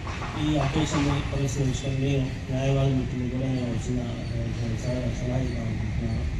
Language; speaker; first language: Telugu; native; Telugu